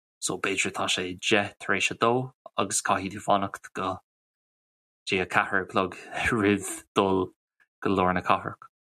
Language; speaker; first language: Irish; non-native, local second language; English